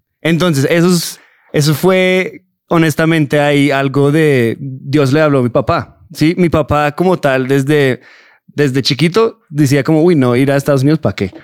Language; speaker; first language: Spanish; early bilingual, heritage; Spanish